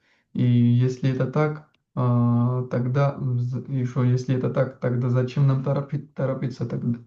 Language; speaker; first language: Russian; non-native, local second language; Georgian